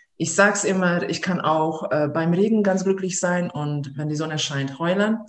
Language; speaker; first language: German; non-native, fluent; Hungarian